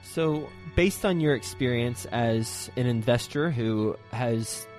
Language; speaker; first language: English; native; English